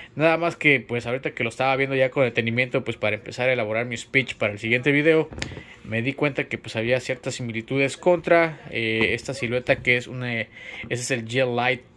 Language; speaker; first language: Spanish; native; Spanish